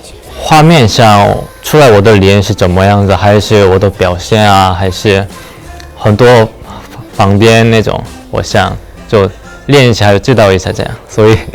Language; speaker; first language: Chinese; non-native, learner; Korean